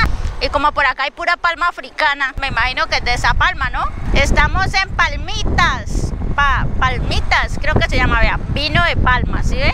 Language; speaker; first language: Spanish; native; Spanish